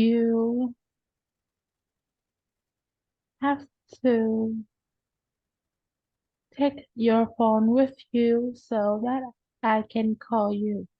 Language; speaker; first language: English; non-native, learner; Vietnamese